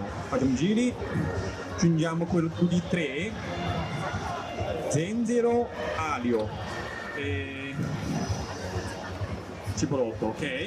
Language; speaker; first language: Italian; non-native, learner; Chinese